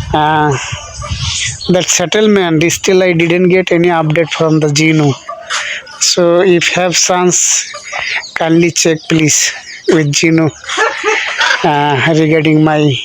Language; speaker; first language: English; non-native, learner; Bangla